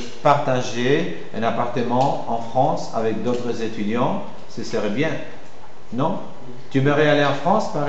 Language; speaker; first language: French; non-native, fluent; Spanish